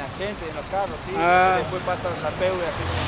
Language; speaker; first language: Portuguese; non-native, learner; Spanish